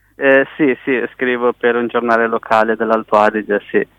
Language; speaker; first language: Italian; early bilingual, other home language; Persian